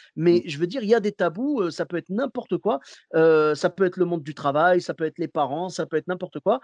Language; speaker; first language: French; native; French